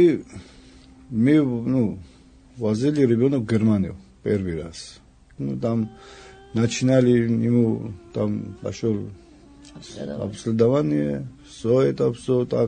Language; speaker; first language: Russian; non-native, fluent; Georgian